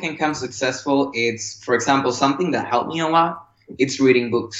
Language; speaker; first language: English; non-native, fluent; Spanish